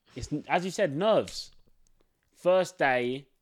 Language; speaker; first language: English; early bilingual, other home language; Yoruba